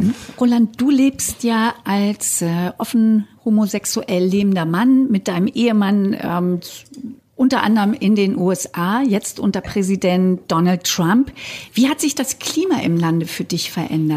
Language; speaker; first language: German; native; German